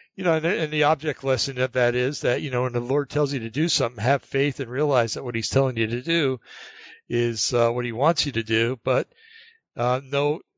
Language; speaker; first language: English; native; English